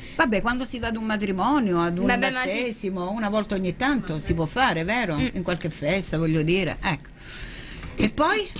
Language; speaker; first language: Italian; native; Italian